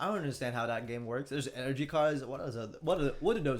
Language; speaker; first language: English; native; English